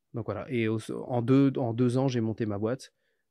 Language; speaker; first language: French; native; French